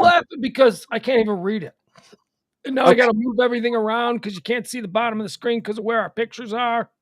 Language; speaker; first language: English; native; English